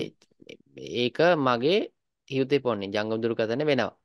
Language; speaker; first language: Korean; non-native, fluent; Sinhala